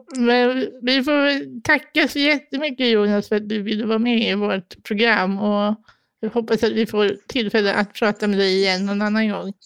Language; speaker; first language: Swedish; native; Swedish